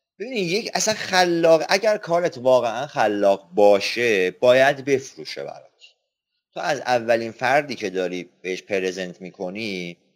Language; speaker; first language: Persian; non-native, local second language; Azerbaijani